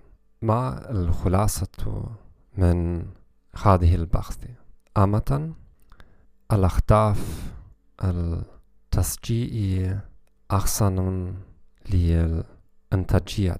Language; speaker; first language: Arabic; non-native, learner; German